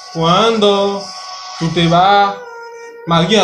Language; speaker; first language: Spanish; non-native, learner; Haitian Creole